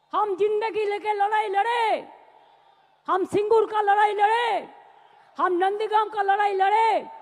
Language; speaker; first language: Hindi; non-native, local second language; Bangla